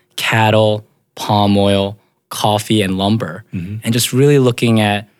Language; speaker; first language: English; native; English